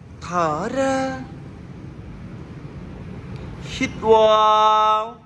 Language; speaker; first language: Vietnamese; non-native, learner; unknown